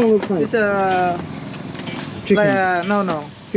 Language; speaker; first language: English; non-native, learner; Khmer